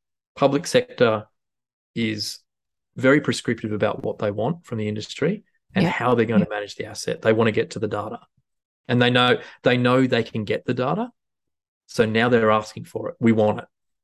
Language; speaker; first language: English; native; English